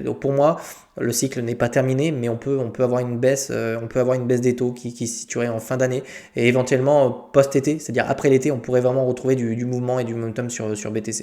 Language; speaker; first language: French; native; French